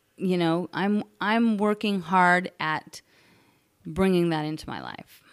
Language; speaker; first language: English; native; English